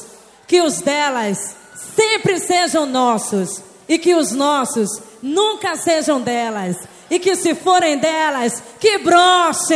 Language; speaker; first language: Portuguese; native; Portuguese